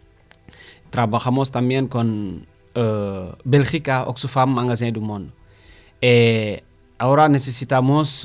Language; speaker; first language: Spanish; non-native, learner; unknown